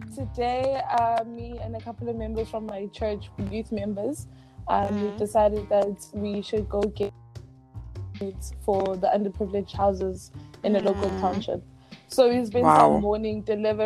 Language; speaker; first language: English; non-native, local second language; Zulu